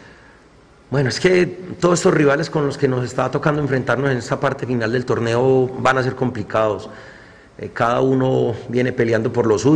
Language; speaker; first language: Spanish; native; Spanish